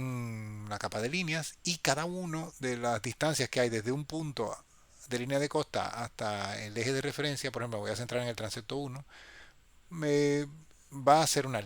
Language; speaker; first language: Spanish; native; Spanish